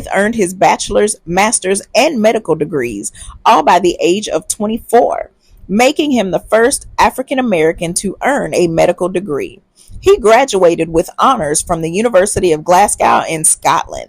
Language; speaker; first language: English; native; English